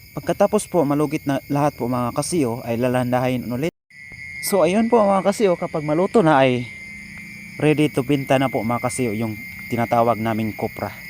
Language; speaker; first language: Filipino; non-native, local second language; Cebuano